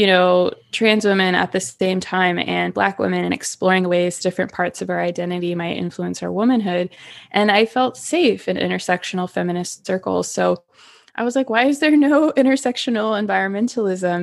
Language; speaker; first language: English; native; English